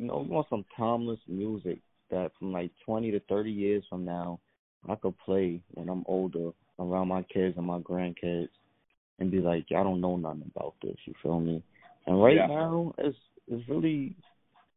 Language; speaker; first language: English; native; English